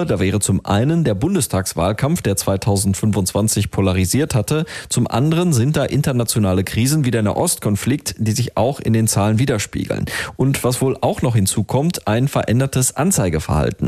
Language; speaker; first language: German; native; German